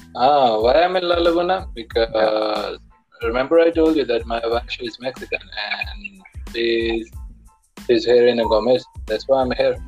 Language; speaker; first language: English; non-native, local second language; Punjabi